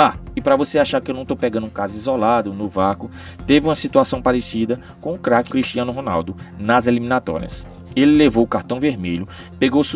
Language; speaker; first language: Portuguese; native; Portuguese